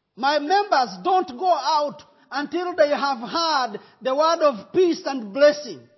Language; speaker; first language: English; non-native, local second language; Kinyarwanda